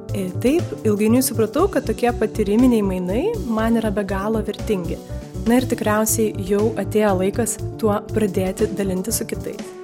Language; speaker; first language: Lithuanian; native; Lithuanian